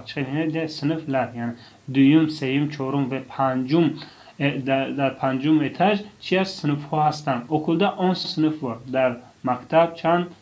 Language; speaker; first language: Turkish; non-native, fluent; Tajik